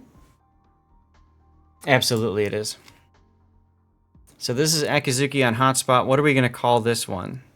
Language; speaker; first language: English; native; English